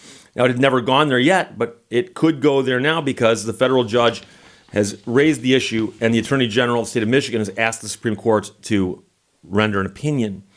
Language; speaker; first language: English; native; English